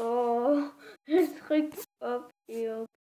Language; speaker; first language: French; native; French